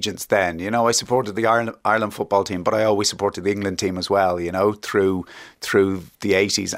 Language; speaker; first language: English; native; English